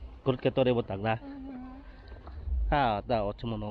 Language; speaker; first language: Russian; non-native, learner; Filipino